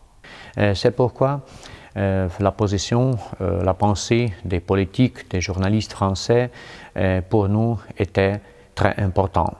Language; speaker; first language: French; non-native, fluent; Ukrainian